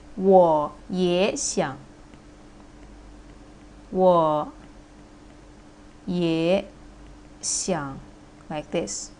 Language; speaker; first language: Chinese; non-native, fluent; Thai